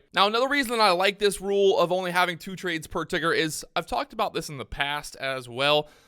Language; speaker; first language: English; native; English